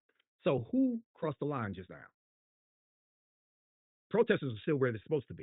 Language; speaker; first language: English; native; English